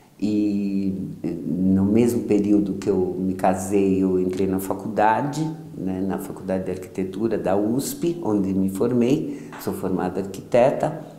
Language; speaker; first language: Portuguese; early bilingual, other home language; Yiddish